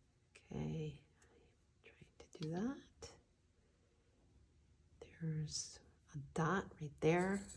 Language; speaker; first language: English; native; English